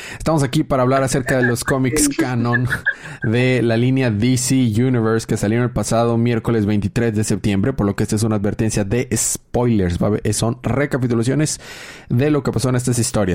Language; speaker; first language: Spanish; native; Spanish